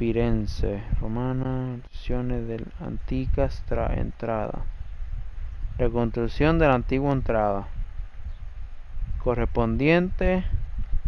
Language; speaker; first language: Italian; non-native, learner; Spanish